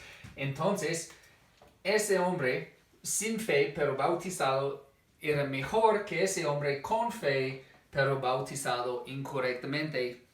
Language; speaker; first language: Spanish; non-native, fluent; English